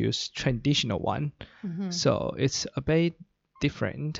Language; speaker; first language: English; non-native, fluent; Chinese